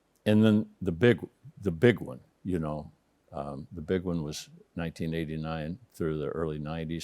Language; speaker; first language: English; native; English